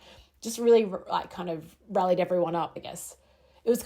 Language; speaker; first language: English; native; English